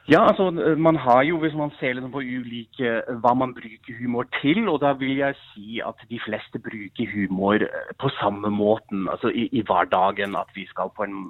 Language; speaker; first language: Norwegian; non-native, fluent; German